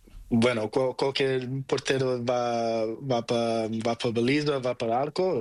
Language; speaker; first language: Spanish; non-native, learner; Portuguese